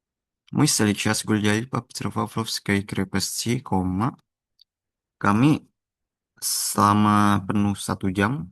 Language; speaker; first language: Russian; non-native, learner; Indonesian